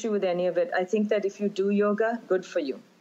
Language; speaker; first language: English; native; English